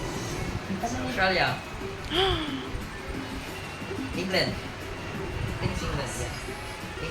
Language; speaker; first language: English; non-native, local second language; Filipino